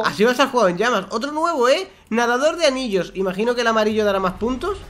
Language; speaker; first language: Spanish; native; Spanish